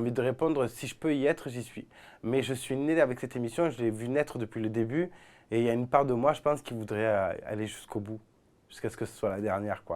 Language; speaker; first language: French; native; French